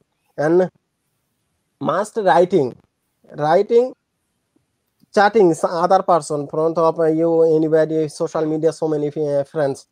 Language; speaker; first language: English; non-native, learner; Bangla